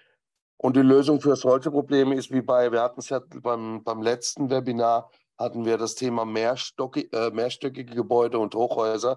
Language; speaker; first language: German; native; German